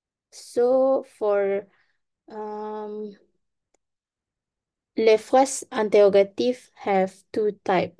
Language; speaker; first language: English; non-native, local second language; Malay